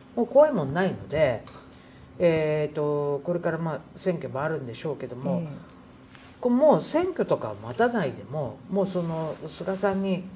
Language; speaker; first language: Japanese; native; Japanese